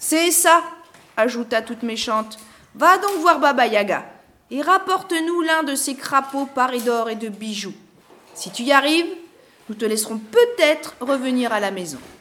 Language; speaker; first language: French; native; French